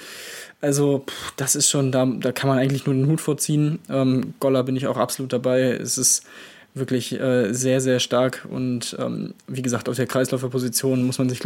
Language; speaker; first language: German; native; German